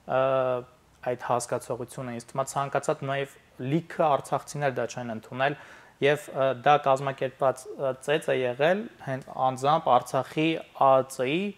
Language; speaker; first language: Armenian; native; Armenian